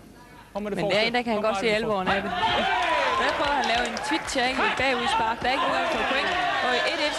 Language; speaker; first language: Danish; native; Danish